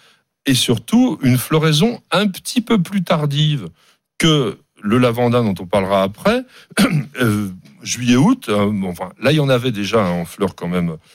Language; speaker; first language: French; native; French